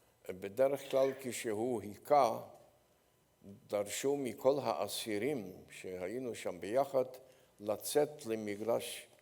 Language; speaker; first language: Hebrew; non-native, fluent; Polish